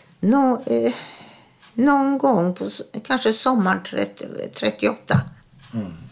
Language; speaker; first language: Swedish; early bilingual, other home language; German